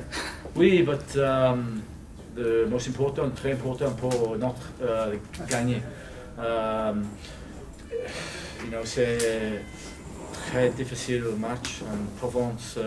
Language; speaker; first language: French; non-native, learner; English